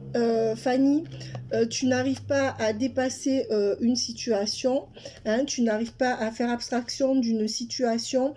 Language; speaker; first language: French; native; French